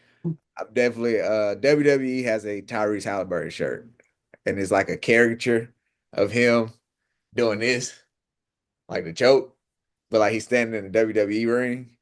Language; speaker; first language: English; native; English